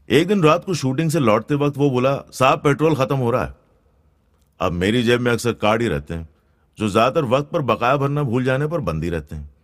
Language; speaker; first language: Hindi; non-native, local second language; Gujarati